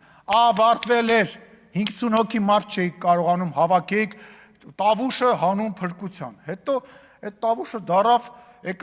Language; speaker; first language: Armenian; native; Armenian